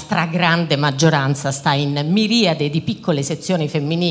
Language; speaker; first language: Italian; native; Italian